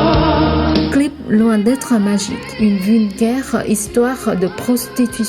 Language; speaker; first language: French; non-native, fluent; Vietnamese